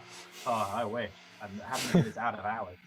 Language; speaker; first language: English; native; English